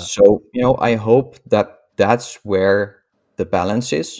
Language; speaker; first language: English; non-native, fluent; Dutch